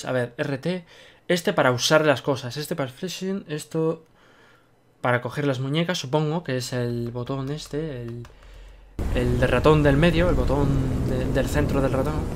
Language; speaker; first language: Spanish; native; Spanish